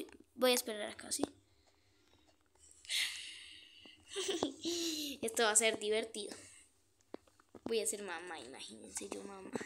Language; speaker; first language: Spanish; native; Spanish